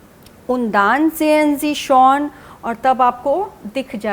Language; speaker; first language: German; non-native, fluent; Hindi